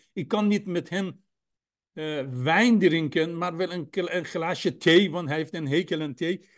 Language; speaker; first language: Dutch; non-native, fluent; Persian